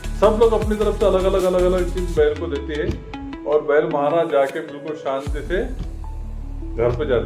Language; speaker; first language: Hindi; non-native, local second language; Marathi